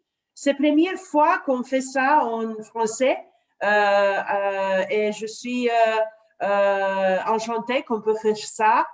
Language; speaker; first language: French; non-native, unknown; Romanian